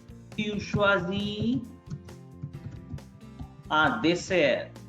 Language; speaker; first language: French; non-native, fluent; Bangla